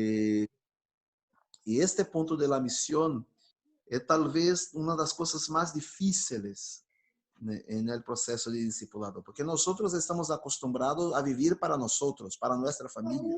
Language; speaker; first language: Spanish; non-native, fluent; Portuguese